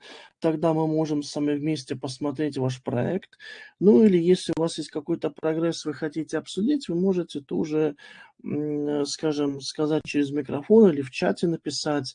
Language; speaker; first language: Russian; native; Russian